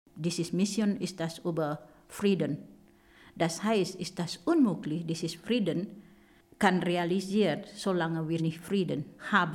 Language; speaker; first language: German; non-native, learner; Indonesian